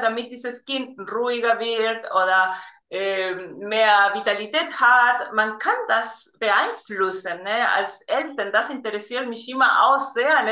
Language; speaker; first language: German; non-native, fluent; Spanish